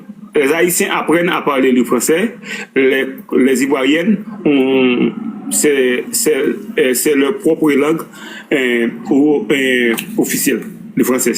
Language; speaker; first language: French; non-native, local second language; Haitian Creole